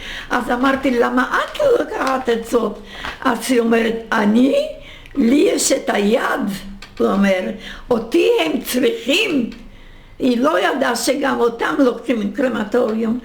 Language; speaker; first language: Hebrew; non-native, fluent; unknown